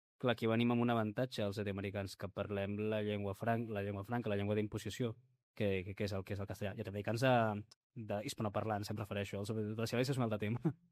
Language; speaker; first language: Catalan; early bilingual, other home language; Spanish